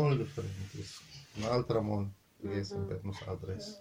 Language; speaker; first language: Catalan; non-native, fluent; Arabic